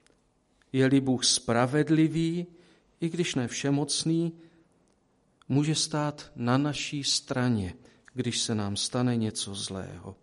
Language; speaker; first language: Czech; native; Czech